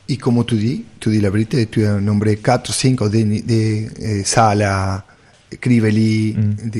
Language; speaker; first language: French; non-native, fluent; Spanish